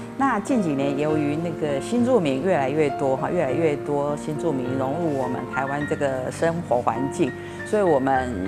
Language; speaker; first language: Chinese; native; Chinese